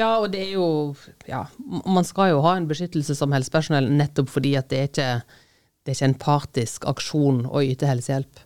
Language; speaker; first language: Norwegian; native; Norwegian